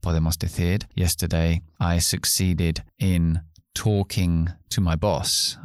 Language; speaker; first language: English; native; English